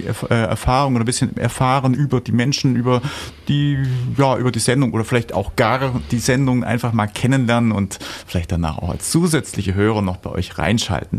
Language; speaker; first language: German; native; German